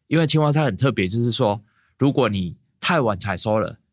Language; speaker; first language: Chinese; native; Chinese